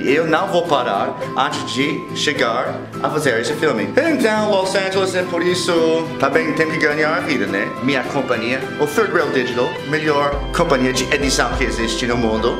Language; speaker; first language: Portuguese; non-native, fluent; English